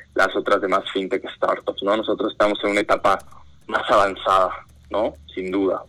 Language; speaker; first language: Spanish; native; Spanish